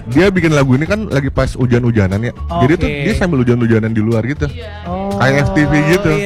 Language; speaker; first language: Indonesian; native; Indonesian